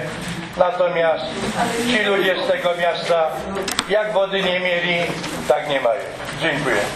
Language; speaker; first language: Polish; native; Polish